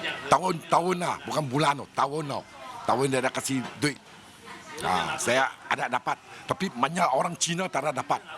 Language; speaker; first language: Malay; non-native, local second language; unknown